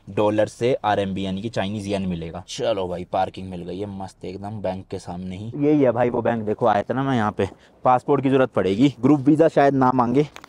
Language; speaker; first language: Hindi; native; Hindi